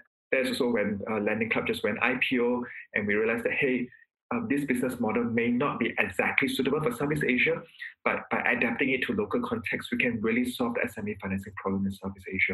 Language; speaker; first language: English; non-native, local second language; Chinese